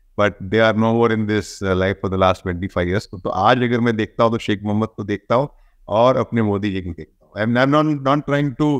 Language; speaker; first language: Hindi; native; Hindi